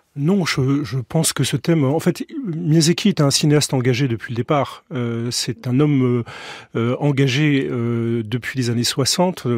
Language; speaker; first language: French; native; French